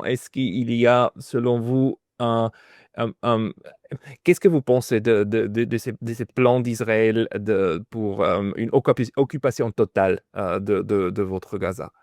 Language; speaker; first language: French; non-native, fluent; German